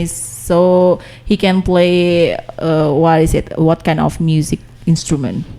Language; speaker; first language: English; non-native, learner; Indonesian